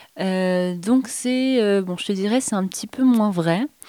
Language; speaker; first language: French; native; French